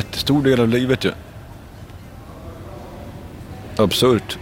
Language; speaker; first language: Swedish; native; Swedish